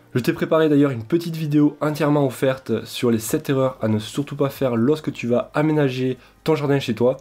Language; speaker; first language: French; native; French